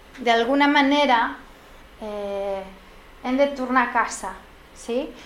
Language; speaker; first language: Catalan; non-native, local second language; Spanish